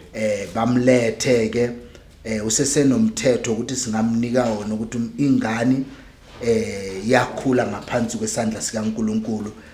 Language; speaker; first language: Zulu; native; Zulu